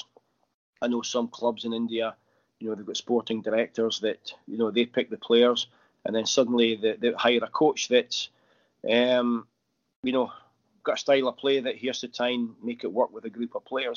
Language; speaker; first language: English; native; English